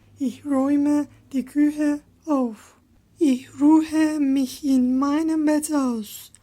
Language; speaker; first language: German; non-native, fluent; Turkish